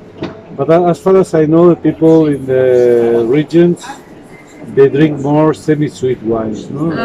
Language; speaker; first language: English; non-native, fluent; Spanish